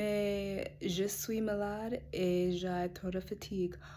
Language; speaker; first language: French; non-native, learner; English